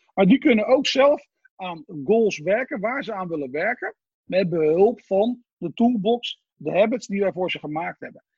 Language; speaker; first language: Dutch; native; Dutch